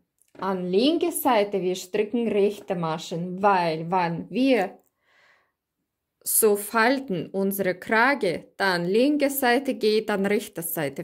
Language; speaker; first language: German; non-native, learner; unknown